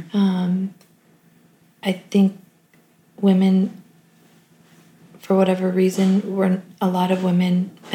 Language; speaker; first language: English; native; English